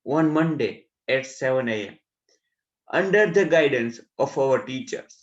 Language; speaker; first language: English; non-native, local second language; Gujarati